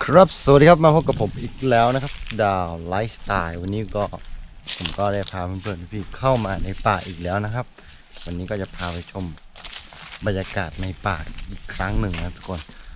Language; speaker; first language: Thai; non-native, local second language; Karen languages